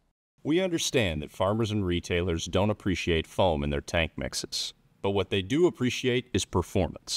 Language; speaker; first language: English; native; English